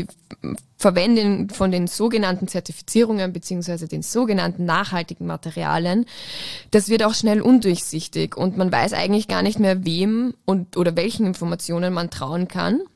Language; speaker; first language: German; native; German